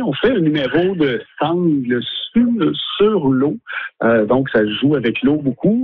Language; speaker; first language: French; native; French